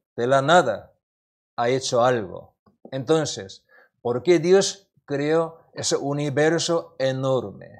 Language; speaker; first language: Spanish; non-native, learner; Korean